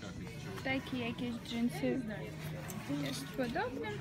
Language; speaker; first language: Polish; non-native, learner; Ukrainian